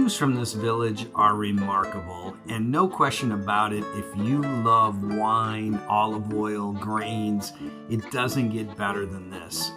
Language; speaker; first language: English; native; English